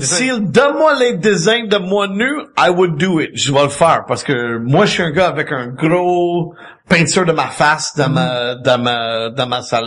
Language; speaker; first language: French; non-native, fluent; English